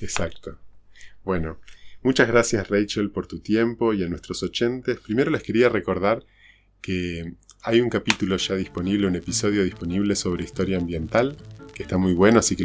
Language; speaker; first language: Spanish; native; Spanish